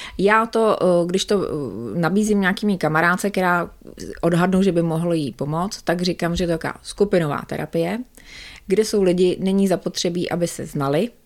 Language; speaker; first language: Czech; native; Czech